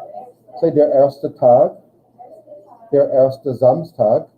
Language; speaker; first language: German; non-native, fluent; English